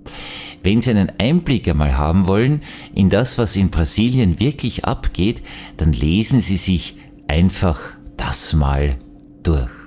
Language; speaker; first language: German; native; German